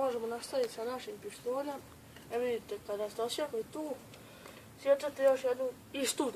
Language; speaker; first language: Bosnian; native; Bosnian